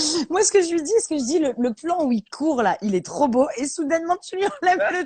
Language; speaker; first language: French; native; French